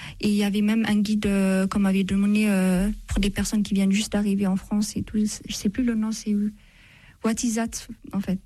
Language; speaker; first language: French; non-native, fluent; Amharic